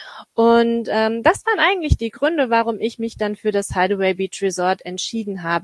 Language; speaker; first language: German; native; German